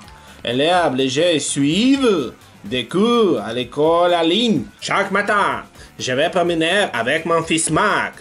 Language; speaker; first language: French; non-native, learner; Russian